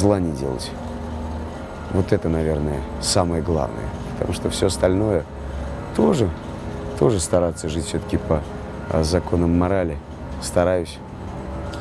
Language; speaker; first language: Russian; native; Russian